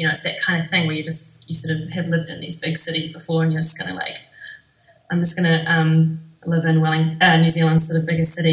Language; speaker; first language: English; native; English